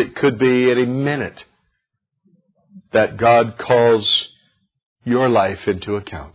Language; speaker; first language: English; native; English